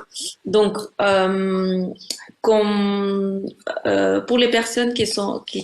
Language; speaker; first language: French; non-native, fluent; Spanish